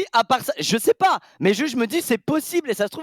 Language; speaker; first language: French; native; French